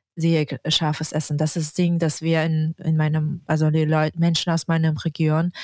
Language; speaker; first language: German; non-native, fluent; Russian